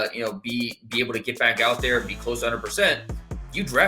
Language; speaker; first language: English; native; English